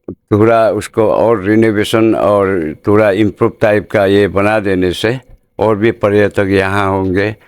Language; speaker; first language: Hindi; non-native, local second language; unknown